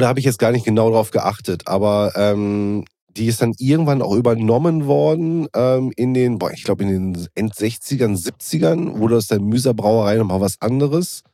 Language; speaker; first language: German; native; German